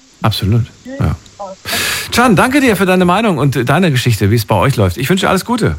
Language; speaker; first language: German; native; German